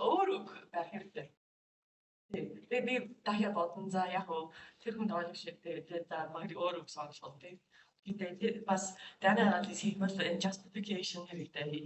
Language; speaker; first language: Mongolian; non-native, learner; English